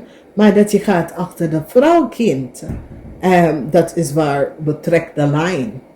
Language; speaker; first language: Dutch; non-native, fluent; English